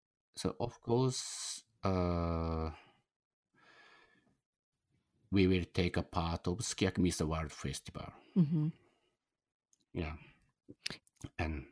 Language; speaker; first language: English; non-native, learner; Japanese